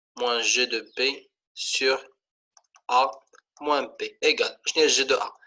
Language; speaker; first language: French; non-native, local second language; Arabic